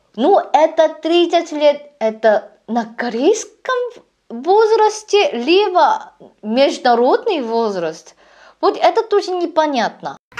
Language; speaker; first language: Russian; non-native, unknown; Korean